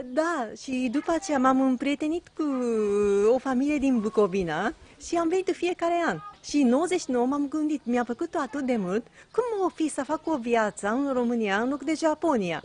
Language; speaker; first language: Romanian; non-native, fluent; Japanese